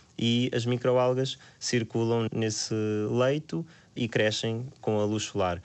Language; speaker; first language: Portuguese; native; Portuguese